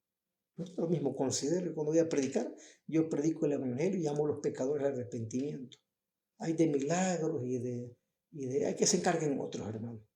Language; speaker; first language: Spanish; native; Spanish